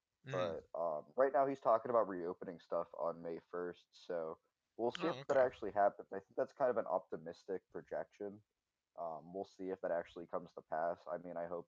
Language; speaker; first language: English; native; English